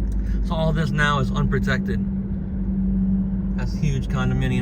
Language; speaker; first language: English; native; English